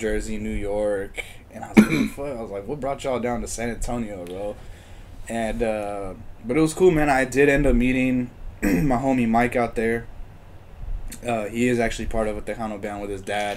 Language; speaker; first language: English; native; English